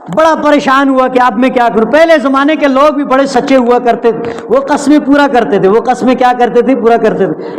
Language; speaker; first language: Urdu; non-native, local second language; Pashto